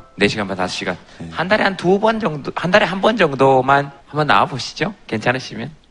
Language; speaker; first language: Korean; native; Korean